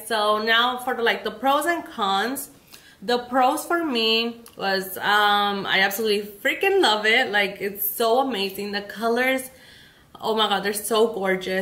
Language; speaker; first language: English; early bilingual, other home language; Spanish